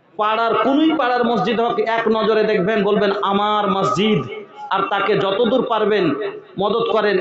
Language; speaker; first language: Bangla; non-native, local second language; Bhojpuri